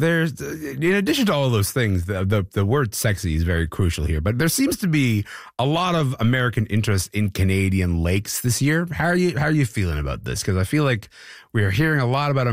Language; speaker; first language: English; native; English